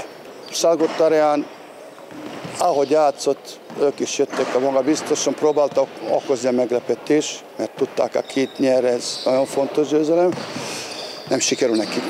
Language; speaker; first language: Hungarian; non-native, fluent; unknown